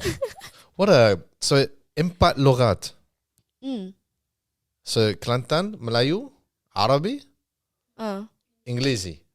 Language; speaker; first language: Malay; early bilingual, heritage; English